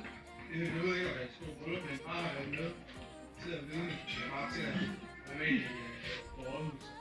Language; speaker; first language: Danish; early bilingual, other home language; Vietnamese